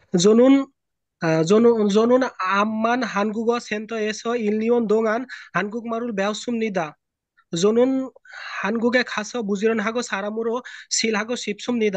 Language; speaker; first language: Korean; non-native, learner; Bangla